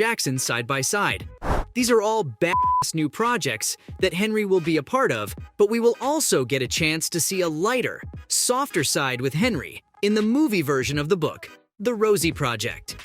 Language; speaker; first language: English; native; English